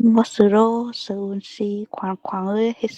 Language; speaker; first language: Korean; non-native, learner; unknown